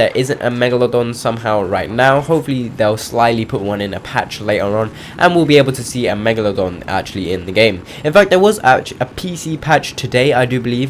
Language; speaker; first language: English; native; English